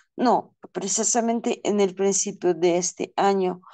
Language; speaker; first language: Spanish; non-native, fluent; Russian